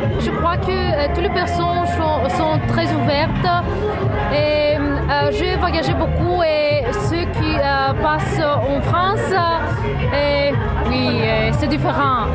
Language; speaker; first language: French; non-native, learner; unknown